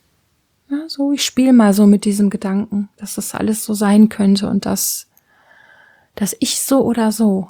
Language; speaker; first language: German; native; German